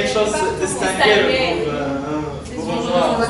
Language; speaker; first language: French; non-native, learner; Arabic